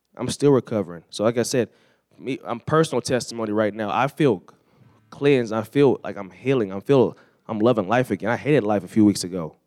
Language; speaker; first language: English; native; English